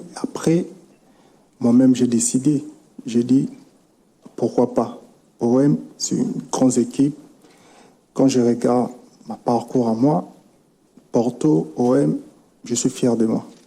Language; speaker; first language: French; non-native, local second language; Lingala